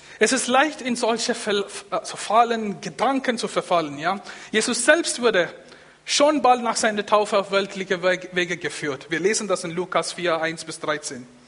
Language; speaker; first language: German; non-native, fluent; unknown